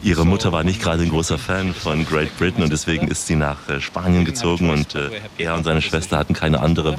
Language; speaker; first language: German; native; German